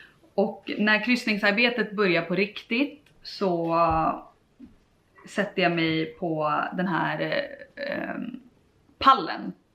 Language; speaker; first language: Swedish; native; Swedish